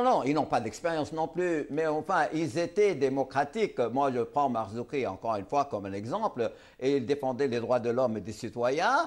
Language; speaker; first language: French; non-native, local second language; Arabic